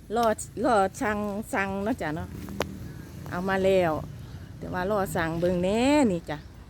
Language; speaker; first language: Thai; native; Thai